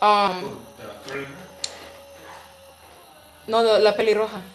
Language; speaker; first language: Spanish; non-native, learner; English